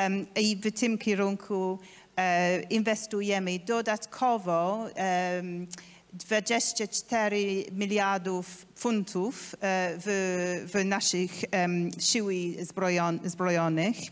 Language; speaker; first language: Polish; non-native, learner; English